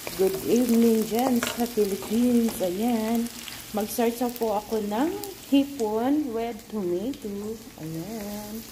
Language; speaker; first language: Filipino; non-native, local second language; Cebuano